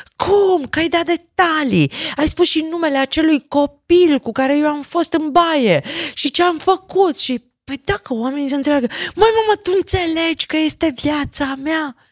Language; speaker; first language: Romanian; native; Romanian